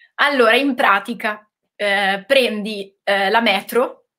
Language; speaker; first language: Italian; native; Italian